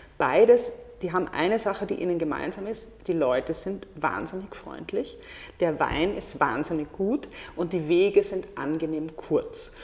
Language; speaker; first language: German; native; German